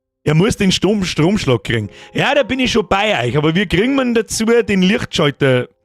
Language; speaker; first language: German; native; German